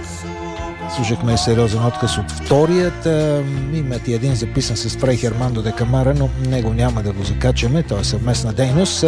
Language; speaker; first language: Bulgarian; native; Bulgarian